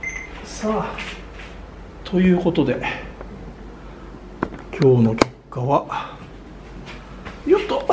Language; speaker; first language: Japanese; native; Japanese